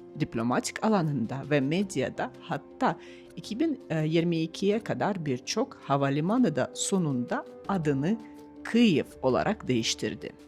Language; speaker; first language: Turkish; non-native, fluent; Ukrainian